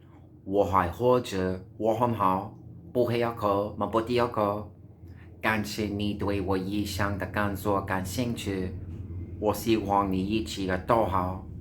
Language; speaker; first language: Chinese; non-native, learner; English